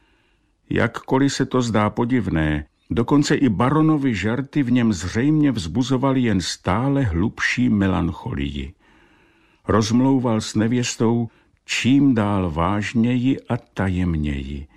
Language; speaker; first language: Czech; native; Czech